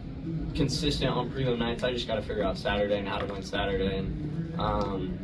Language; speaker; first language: English; native; English